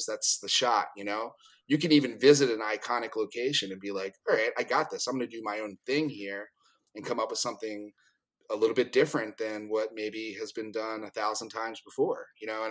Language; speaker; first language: English; native; English